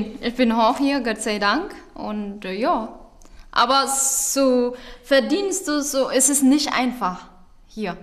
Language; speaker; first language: German; non-native, learner; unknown